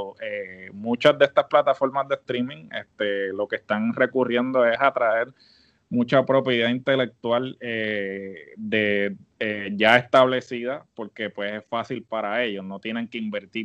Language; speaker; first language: Spanish; native; Spanish